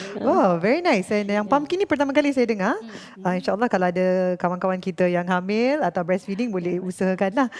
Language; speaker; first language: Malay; native; Malay